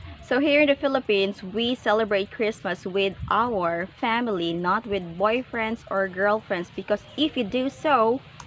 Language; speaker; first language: English; non-native, local second language; Filipino